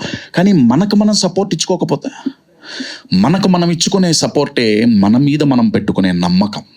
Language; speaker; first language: Telugu; native; Telugu